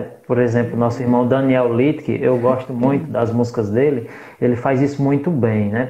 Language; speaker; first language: Portuguese; native; Portuguese